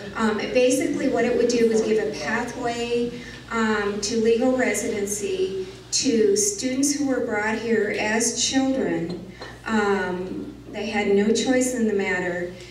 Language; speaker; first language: English; native; English